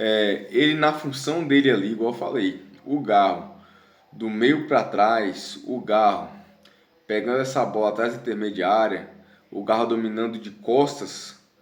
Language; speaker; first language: Portuguese; native; Portuguese